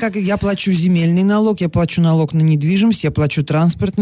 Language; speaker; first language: Russian; native; Russian